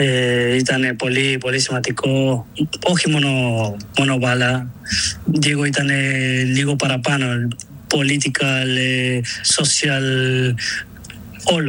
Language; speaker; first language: Greek; non-native, learner; Spanish